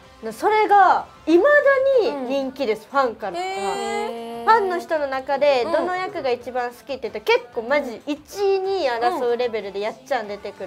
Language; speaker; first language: Japanese; native; Japanese